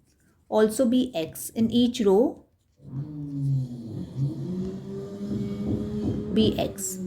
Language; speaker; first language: English; non-native, local second language; Hindi